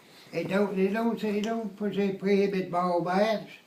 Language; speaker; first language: English; native; English